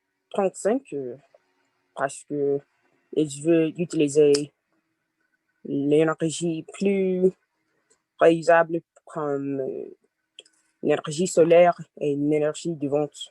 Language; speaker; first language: French; non-native, learner; English